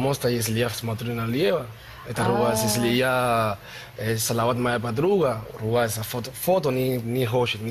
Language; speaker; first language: Russian; non-native, learner; Spanish